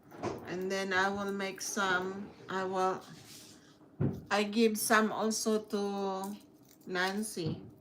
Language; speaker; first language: English; non-native, learner; Filipino